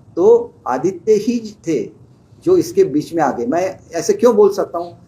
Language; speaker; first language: Hindi; non-native, local second language; Marathi